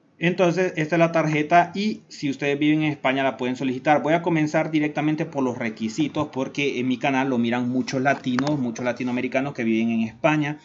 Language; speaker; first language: Spanish; native; Spanish